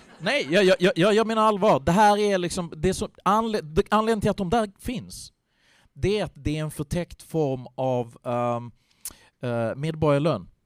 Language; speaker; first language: Swedish; native; Swedish